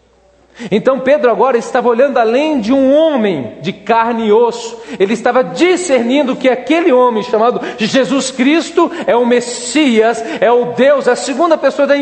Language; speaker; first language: Portuguese; native; Portuguese